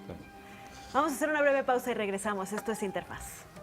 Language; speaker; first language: Spanish; native; Spanish